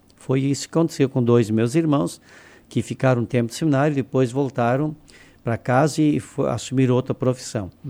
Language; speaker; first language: Portuguese; non-native, local second language; German